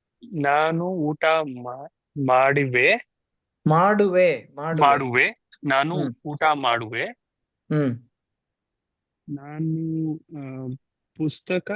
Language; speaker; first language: Kannada; non-native, learner; Telugu